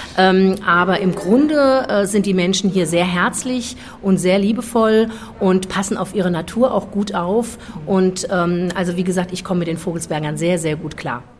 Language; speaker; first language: German; native; German